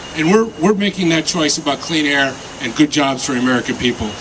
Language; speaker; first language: English; native; English